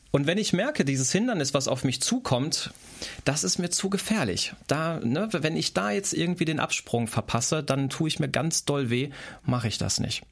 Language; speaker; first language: German; native; German